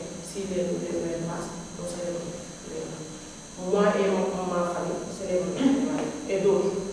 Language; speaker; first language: French; non-native, learner; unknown